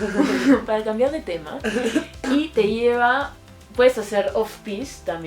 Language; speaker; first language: Spanish; native; Spanish